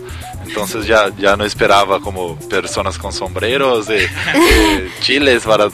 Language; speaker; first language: Spanish; non-native, learner; Portuguese